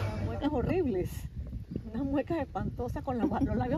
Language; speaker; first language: Spanish; early bilingual, heritage; Spanish